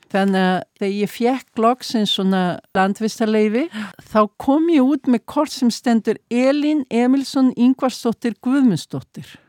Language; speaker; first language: Icelandic; early bilingual, heritage; Icelandic